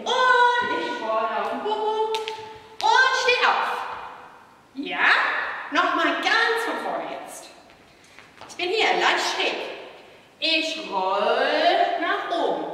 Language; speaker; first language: German; non-native, fluent; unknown